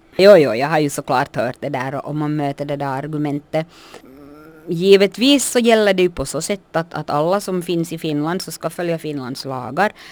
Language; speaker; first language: Swedish; native; Swedish